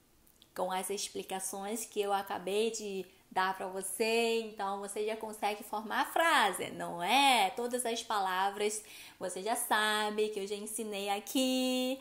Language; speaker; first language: Portuguese; non-native, fluent; Chinese